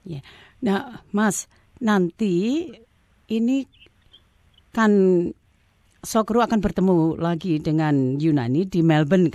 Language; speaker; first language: Indonesian; native; Indonesian